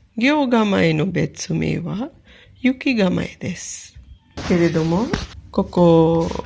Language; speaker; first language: Japanese; non-native, fluent; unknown